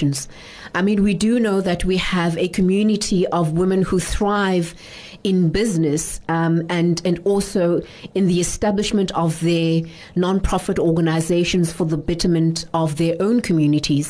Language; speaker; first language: English; non-native, local second language; Xhosa